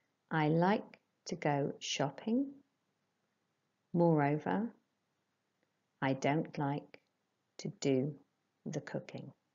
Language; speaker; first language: English; native; English